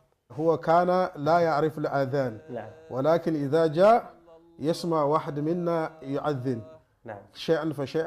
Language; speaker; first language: Arabic; non-native, fluent; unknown